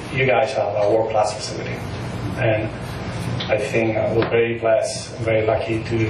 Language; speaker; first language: English; non-native, fluent; Spanish